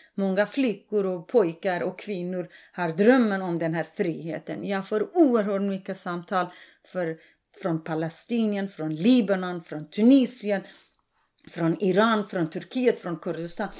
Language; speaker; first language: Swedish; non-native, fluent; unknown